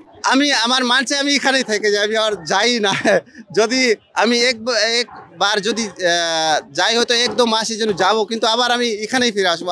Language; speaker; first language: Bangla; non-native, fluent; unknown